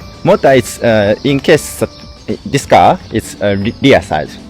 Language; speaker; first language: English; non-native, learner; Japanese